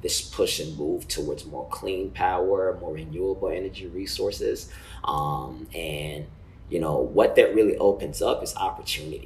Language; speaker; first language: English; non-native, local second language; Ganda